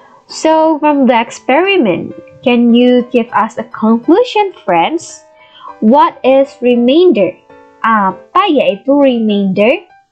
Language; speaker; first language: English; non-native, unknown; Indonesian